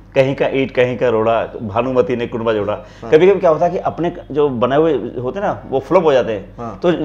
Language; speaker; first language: Hindi; native; Hindi